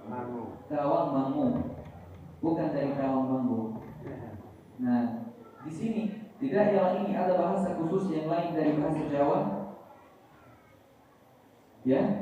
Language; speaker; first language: Indonesian; non-native, fluent; Arabic